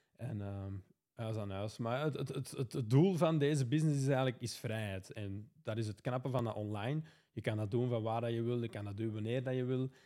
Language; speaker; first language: Dutch; native; Dutch